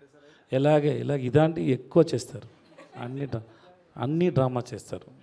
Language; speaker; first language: Telugu; non-native, learner; Tamil